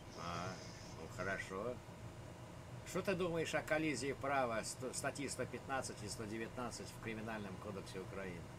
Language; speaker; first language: Russian; native; Russian